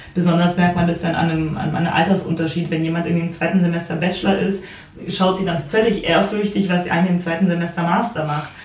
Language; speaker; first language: German; early bilingual, other home language; Polish